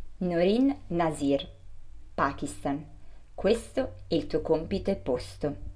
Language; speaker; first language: Italian; early bilingual, other home language; Urdu